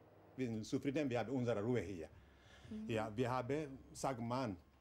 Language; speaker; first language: German; non-native, learner; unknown